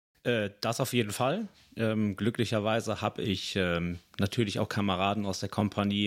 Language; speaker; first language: German; native; German